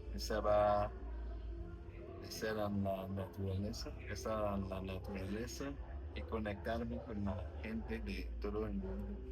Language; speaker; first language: Spanish; non-native, learner; French